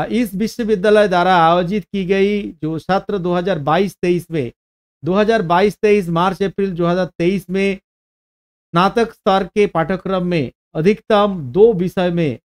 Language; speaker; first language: Hindi; non-native, local second language; Bangla